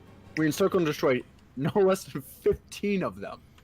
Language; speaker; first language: English; native; English